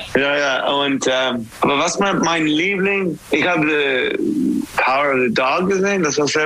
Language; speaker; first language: German; non-native, learner; English